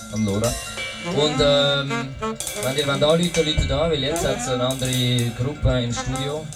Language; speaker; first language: German; native; German